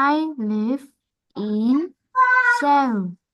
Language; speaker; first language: English; non-native, learner; Vietnamese